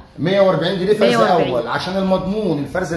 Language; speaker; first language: Arabic; native; Arabic